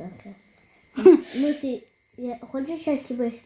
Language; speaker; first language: Russian; early bilingual, heritage; Russian